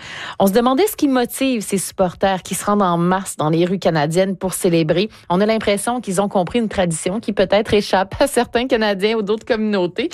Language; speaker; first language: French; native; French